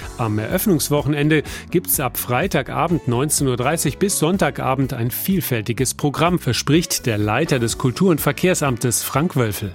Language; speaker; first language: German; native; German